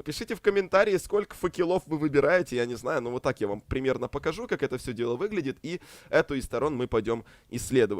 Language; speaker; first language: Russian; native; Russian